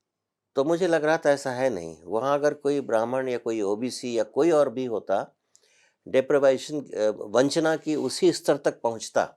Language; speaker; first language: Hindi; native; Hindi